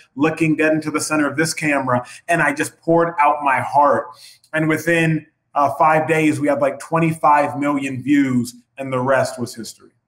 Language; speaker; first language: English; native; English